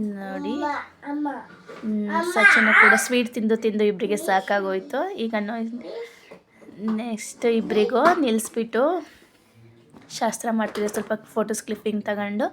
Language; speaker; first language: Kannada; native; Kannada